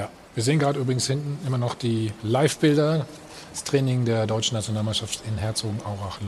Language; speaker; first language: German; native; German